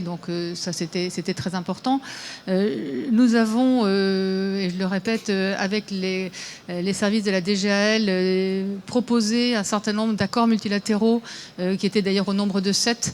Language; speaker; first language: French; native; French